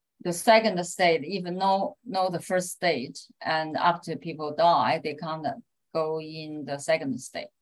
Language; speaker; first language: English; non-native, fluent; Chinese